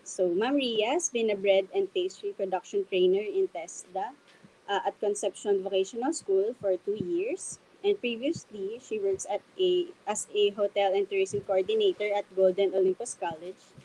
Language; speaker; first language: English; non-native, local second language; Filipino